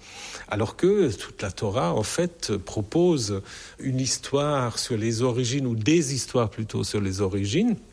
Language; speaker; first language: French; non-native, fluent; German